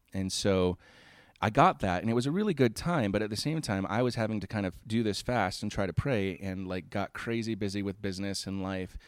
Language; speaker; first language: English; native; English